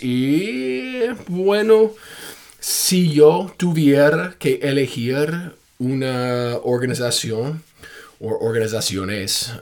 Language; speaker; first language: Spanish; non-native, fluent; English